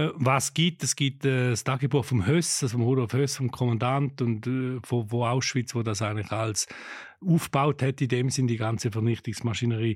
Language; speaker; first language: German; native; German